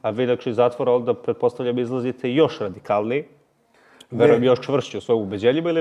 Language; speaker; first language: Bosnian; native; Bosnian